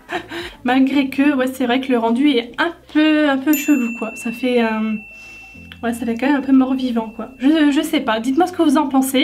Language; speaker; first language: French; native; French